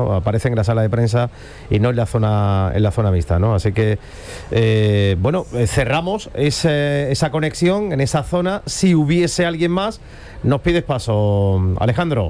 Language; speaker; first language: Spanish; native; Spanish